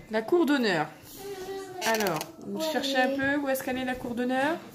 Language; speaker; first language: French; native; French